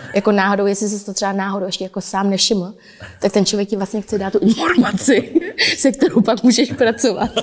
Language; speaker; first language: Czech; early bilingual, other home language; Vietnamese